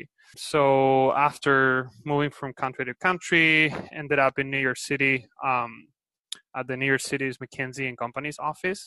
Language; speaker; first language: English; non-native, fluent; Spanish